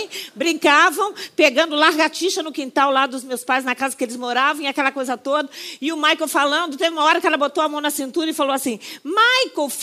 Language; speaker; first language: Portuguese; native; Portuguese